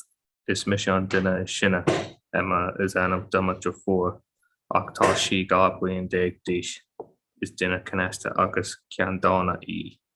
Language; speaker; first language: Irish; non-native, local second language; English